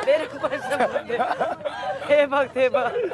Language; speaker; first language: Korean; native; Korean